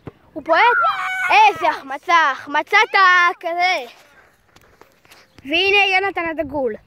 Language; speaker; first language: Hebrew; native; Hebrew